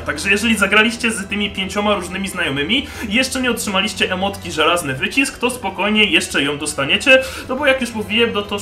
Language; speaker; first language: Polish; native; Polish